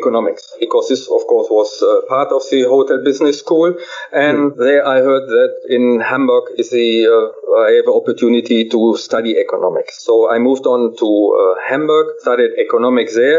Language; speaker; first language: English; non-native, fluent; German